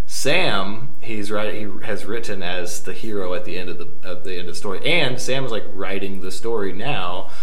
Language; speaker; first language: English; native; English